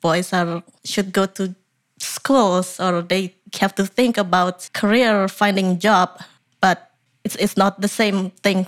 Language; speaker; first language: English; non-native, fluent; Indonesian